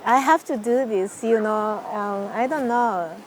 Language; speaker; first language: English; non-native, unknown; Japanese